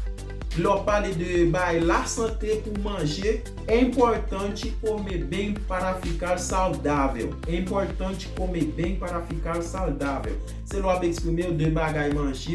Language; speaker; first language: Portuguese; non-native, learner; Haitian Creole